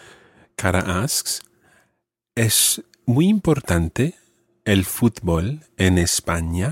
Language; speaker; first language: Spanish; non-native, fluent; English